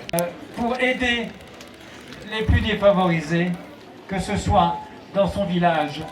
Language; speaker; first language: French; non-native, local second language; Rundi